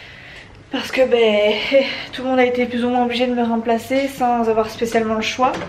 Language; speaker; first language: French; native; French